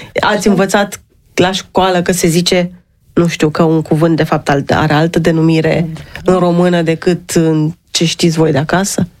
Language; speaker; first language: Romanian; native; Romanian